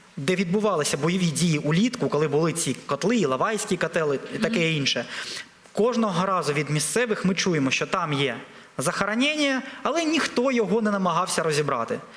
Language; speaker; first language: Ukrainian; non-native, local second language; Russian